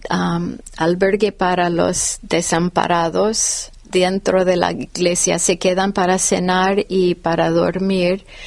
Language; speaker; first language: Spanish; non-native, fluent; English